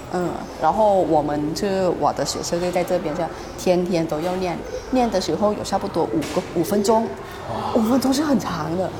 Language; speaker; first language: Chinese; non-native, fluent; Thai